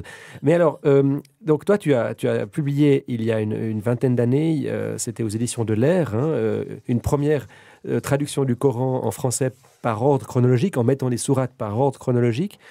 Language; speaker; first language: French; native; French